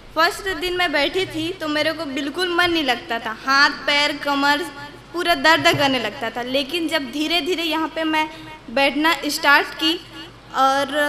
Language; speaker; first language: Hindi; native; Hindi